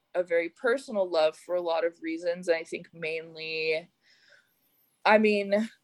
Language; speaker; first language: English; native; English